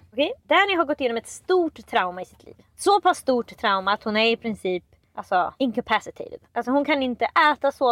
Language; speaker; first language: Swedish; native; Swedish